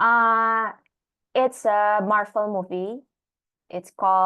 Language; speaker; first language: English; non-native, learner; Indonesian